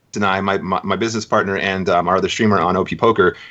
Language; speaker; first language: English; native; English